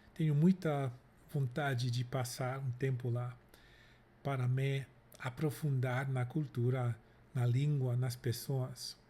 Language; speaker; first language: Portuguese; non-native, fluent; English